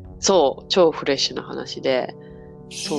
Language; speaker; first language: Japanese; native; Japanese